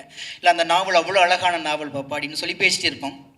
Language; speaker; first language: Tamil; native; Tamil